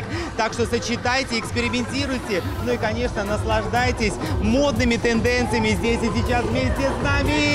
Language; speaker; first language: Russian; native; Russian